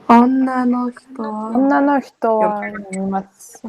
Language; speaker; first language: Japanese; non-native, learner; Mongolian